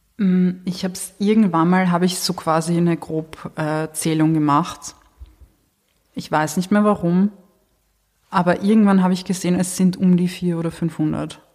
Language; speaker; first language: German; early bilingual, other home language; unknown